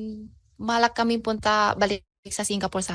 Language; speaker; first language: Filipino; non-native, learner; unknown